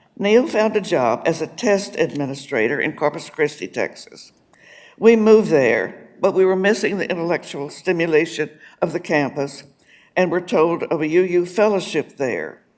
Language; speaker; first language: English; native; English